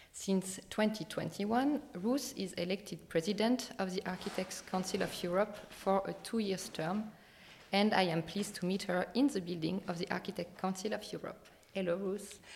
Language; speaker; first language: English; non-native, fluent; French